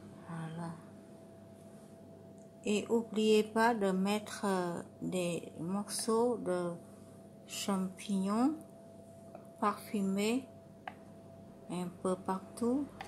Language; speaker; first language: French; non-native, learner; Vietnamese